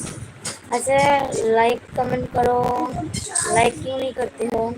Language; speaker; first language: Hindi; non-native, local second language; Bangla